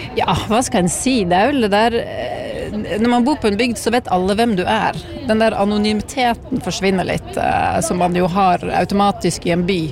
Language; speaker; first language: Norwegian; native; Norwegian